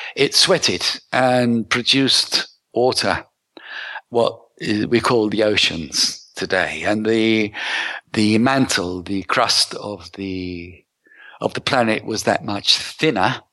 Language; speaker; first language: English; native; English